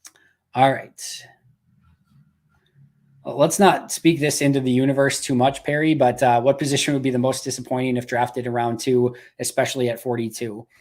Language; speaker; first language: English; native; English